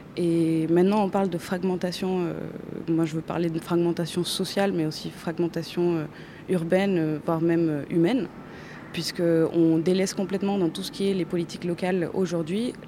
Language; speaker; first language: French; non-native, fluent; Spanish